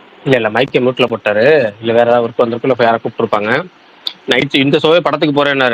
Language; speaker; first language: Tamil; native; Tamil